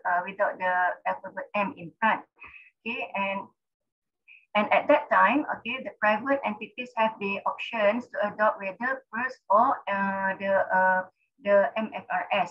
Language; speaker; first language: English; non-native, local second language; Malay